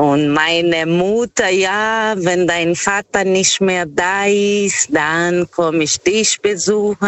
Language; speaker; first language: German; non-native, fluent; Portuguese